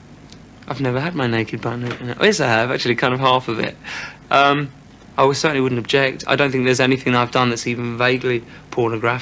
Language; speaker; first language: English; native; English